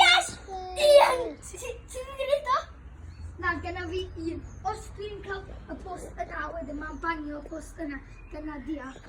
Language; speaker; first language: Welsh; native; Welsh